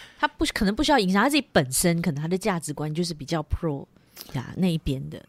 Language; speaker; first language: Chinese; native; Chinese